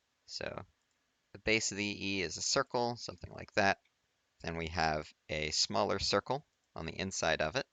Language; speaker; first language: English; native; English